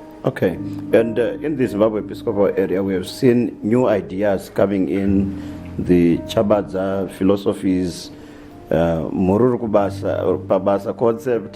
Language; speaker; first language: English; non-native, local second language; Shona